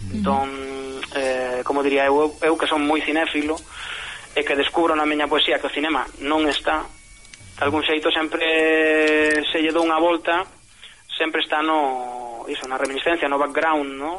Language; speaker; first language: Galician; non-native, local second language; Spanish